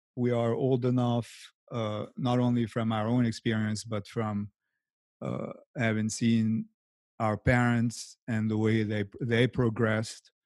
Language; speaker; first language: English; non-native, fluent; Arabic